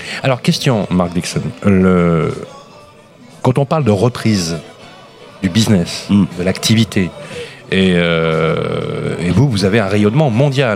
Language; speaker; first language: French; native; French